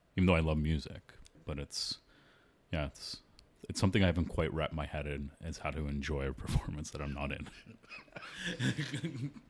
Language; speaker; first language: English; native; English